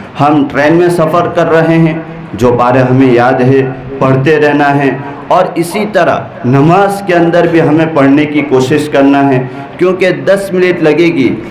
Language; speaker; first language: Urdu; non-native, local second language; Gujarati